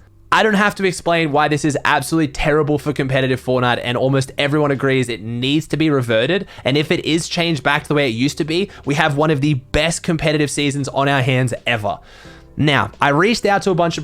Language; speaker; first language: English; native; English